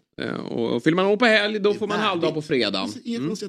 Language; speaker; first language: Swedish; native; Swedish